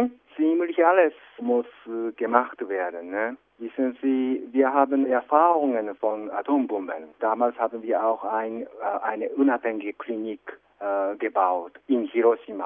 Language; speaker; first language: German; non-native, fluent; Japanese